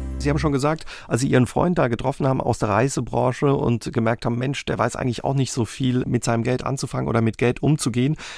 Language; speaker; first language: German; native; German